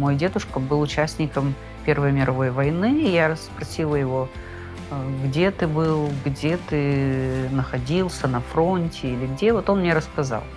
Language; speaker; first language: Russian; non-native, local second language; Gagauz